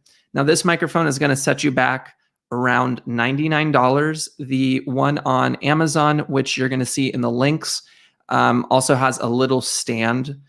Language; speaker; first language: English; native; English